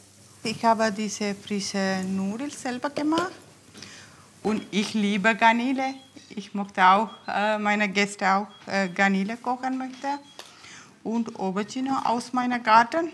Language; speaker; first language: German; non-native, learner; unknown